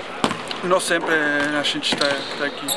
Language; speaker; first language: Portuguese; non-native, fluent; Spanish